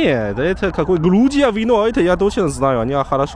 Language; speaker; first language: Russian; non-native, learner; Chinese